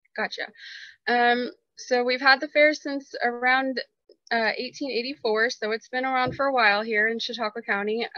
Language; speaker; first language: English; native; English